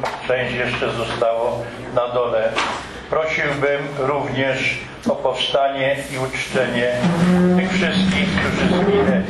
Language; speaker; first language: Polish; native; Polish